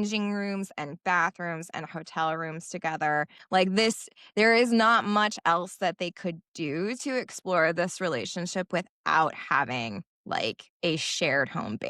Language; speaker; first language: English; native; English